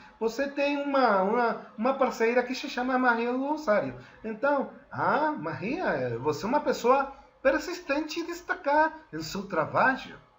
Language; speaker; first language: Portuguese; non-native, fluent; Spanish